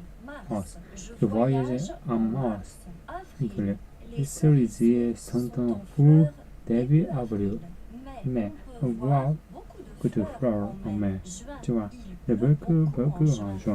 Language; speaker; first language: French; non-native, learner; Japanese